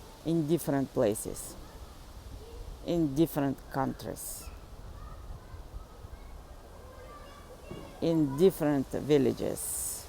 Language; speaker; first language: English; non-native, fluent; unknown